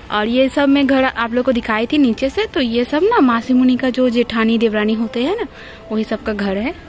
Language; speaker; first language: Hindi; non-native, local second language; Bangla